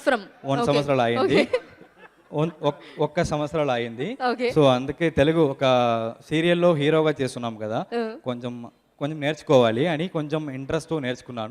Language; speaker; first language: Telugu; non-native, learner; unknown